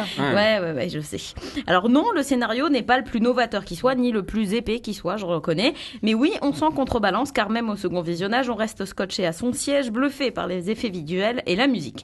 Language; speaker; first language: French; native; French